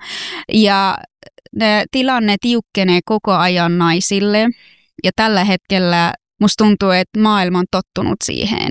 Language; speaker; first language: Finnish; non-native, fluent; Persian